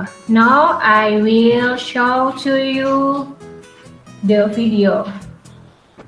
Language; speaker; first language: English; non-native, learner; Indonesian